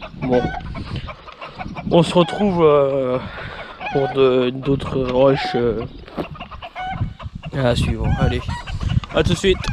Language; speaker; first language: French; native; French